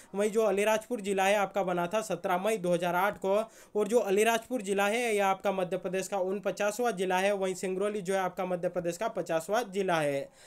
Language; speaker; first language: Hindi; native; Hindi